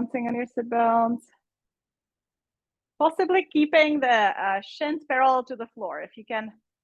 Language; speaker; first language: English; native; English